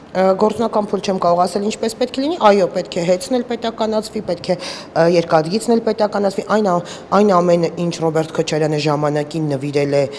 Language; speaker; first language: Armenian; native; Armenian